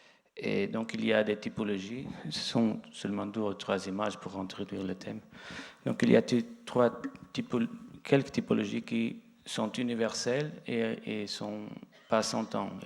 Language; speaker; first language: French; non-native, fluent; Portuguese